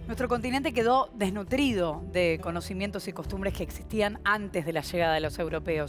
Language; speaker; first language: Spanish; native; Spanish